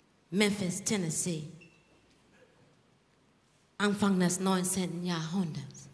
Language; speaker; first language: German; non-native, learner; English